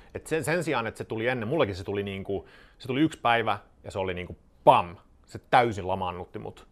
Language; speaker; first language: Finnish; non-native, fluent; Swedish